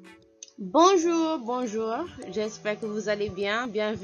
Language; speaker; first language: French; non-native, fluent; English